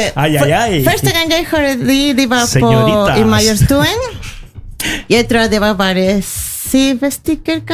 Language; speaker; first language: Norwegian; non-native, fluent; Spanish